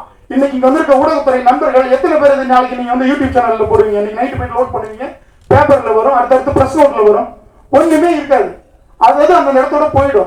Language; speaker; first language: Tamil; native; Tamil